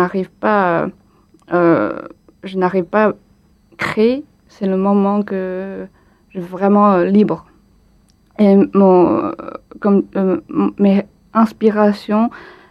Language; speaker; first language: French; non-native, fluent; Chinese